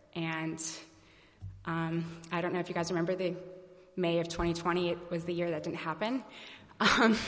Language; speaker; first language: English; native; English